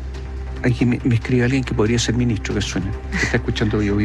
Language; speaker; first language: Spanish; native; Spanish